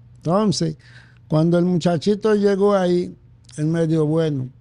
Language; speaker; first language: Spanish; early bilingual, other home language; Haitian Creole